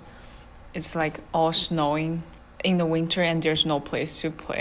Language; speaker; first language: English; non-native, fluent; Chinese